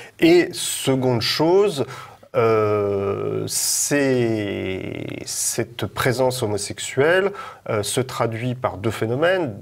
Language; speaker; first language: French; native; French